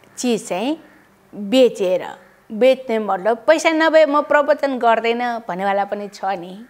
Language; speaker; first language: Nepali; non-native, local second language; Newari